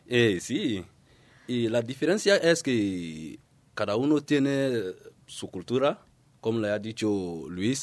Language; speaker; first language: Spanish; non-native, learner; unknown